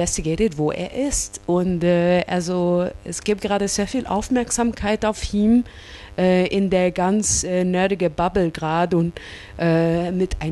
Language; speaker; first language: German; non-native, fluent; English